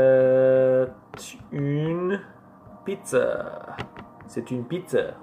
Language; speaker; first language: French; non-native, learner; English